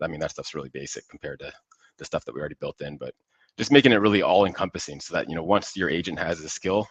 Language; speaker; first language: English; native; English